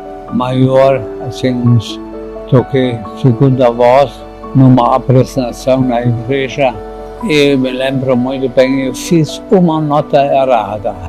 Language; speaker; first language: Portuguese; non-native, fluent; German